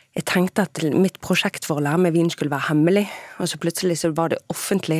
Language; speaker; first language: Norwegian; native; Norwegian